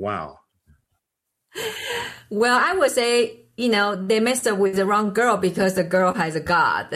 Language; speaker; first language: English; non-native, fluent; Chinese